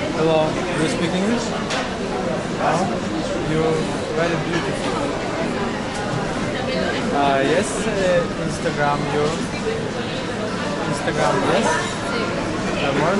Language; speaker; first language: English; non-native, learner; Ukrainian